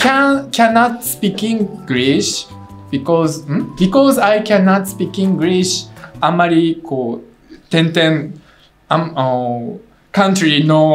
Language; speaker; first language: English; non-native, learner; Russian